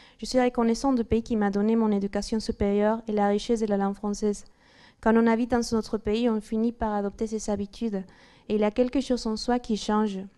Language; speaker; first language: French; non-native, fluent; Spanish